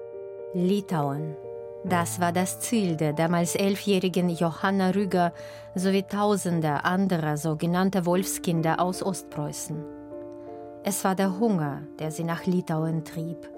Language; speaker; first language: German; native; German